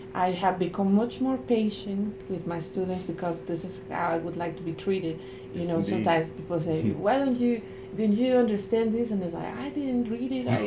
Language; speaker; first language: English; non-native, fluent; Spanish